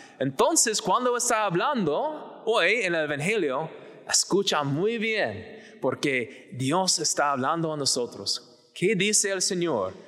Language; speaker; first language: Spanish; non-native, fluent; English